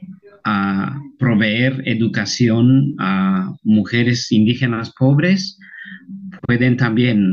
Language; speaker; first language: Spanish; non-native, local second language; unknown